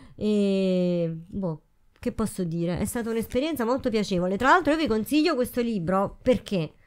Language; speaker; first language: Italian; native; Italian